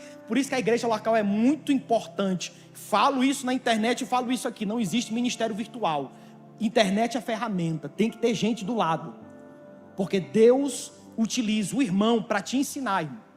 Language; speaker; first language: Portuguese; native; Portuguese